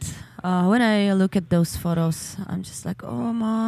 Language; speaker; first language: English; non-native, fluent; Ukrainian